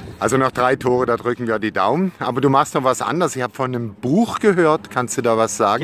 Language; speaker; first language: German; native; German